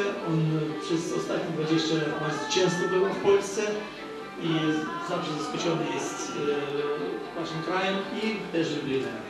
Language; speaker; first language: Polish; non-native, fluent; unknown